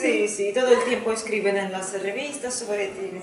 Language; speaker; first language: Spanish; non-native, fluent; Russian